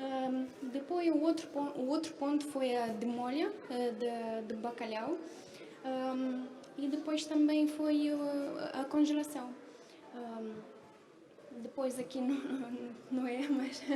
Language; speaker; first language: Portuguese; non-native, fluent; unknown